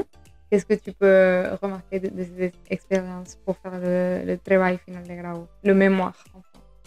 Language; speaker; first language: French; non-native, fluent; Spanish